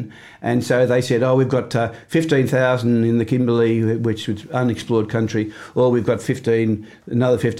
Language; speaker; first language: English; native; English